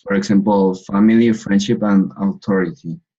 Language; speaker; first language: English; non-native, learner; Spanish